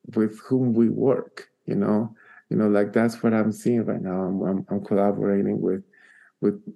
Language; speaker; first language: English; non-native, fluent; Spanish